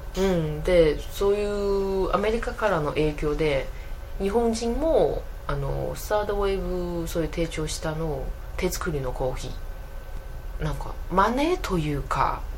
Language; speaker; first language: Japanese; non-native, fluent; Chinese